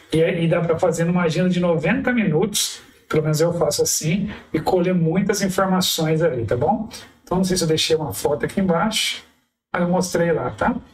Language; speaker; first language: Portuguese; native; Portuguese